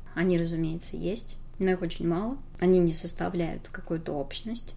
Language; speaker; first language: Russian; native; Russian